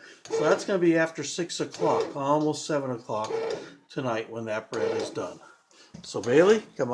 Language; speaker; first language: English; native; English